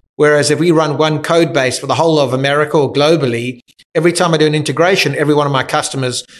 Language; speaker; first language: English; native; English